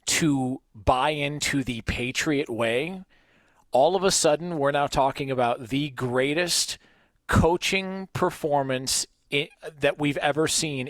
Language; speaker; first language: English; native; English